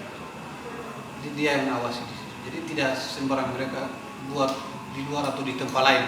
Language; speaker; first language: Indonesian; native; Indonesian